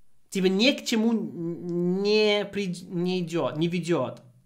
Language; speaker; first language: Russian; non-native, fluent; English